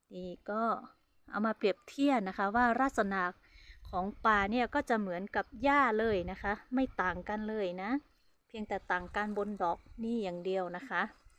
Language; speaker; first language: Thai; non-native, local second language; Hmong